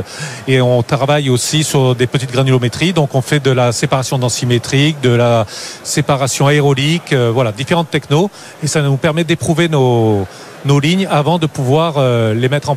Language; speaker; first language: French; native; French